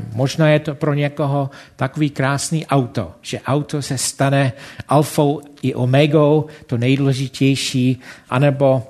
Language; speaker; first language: Czech; non-native, fluent; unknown